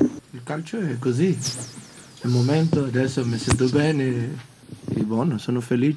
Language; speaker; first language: Italian; non-native, learner; Portuguese